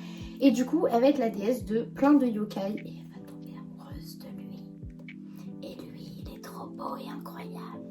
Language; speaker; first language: French; native; French